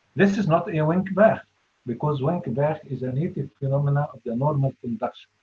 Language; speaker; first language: English; non-native, fluent; Arabic